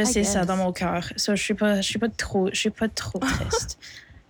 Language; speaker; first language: French; non-native, local second language; English